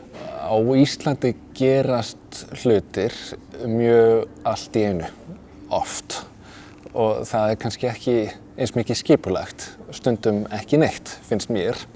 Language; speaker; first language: Icelandic; non-native, fluent; Danish